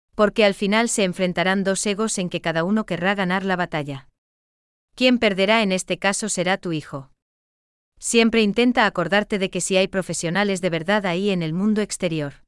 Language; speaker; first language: Spanish; non-native, fluent; German